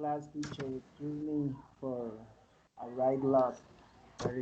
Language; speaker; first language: English; non-native, learner; Spanish